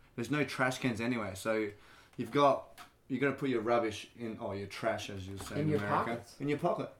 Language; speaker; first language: English; native; English